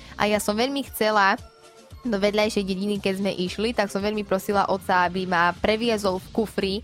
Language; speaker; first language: Slovak; native; Slovak